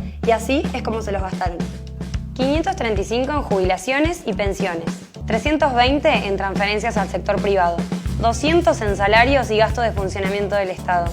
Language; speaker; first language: Spanish; native; Spanish